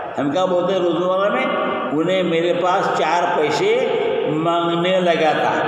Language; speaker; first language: Urdu; native; Urdu